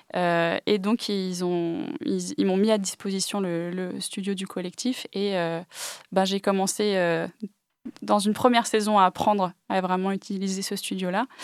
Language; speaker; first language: French; early bilingual, other home language; English